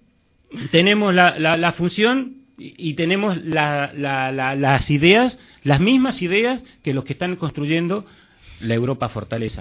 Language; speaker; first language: Spanish; native; Spanish